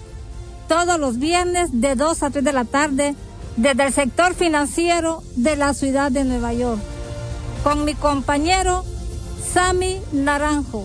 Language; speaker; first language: Spanish; native; Spanish